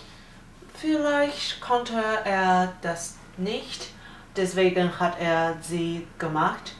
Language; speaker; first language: German; non-native, learner; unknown